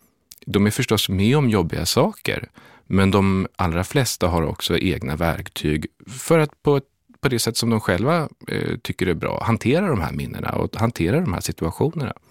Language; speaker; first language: Swedish; native; Swedish